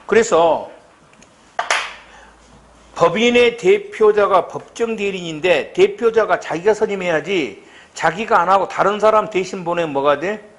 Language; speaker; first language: Korean; native; Korean